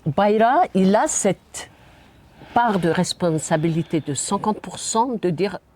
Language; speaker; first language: French; non-native, fluent; Mongolian